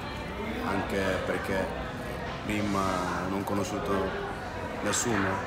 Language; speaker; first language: Italian; non-native, learner; Dutch